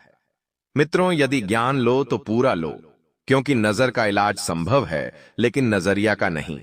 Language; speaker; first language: Hindi; native; Hindi